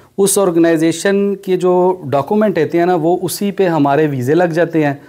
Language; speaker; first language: Urdu; native; Urdu